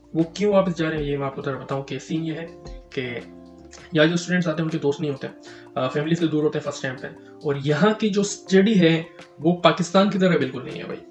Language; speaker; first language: Urdu; native; Urdu